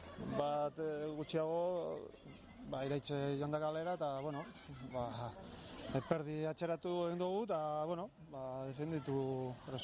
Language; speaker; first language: Basque; non-native, local second language; Spanish